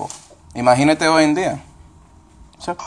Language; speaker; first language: Spanish; non-native, fluent; English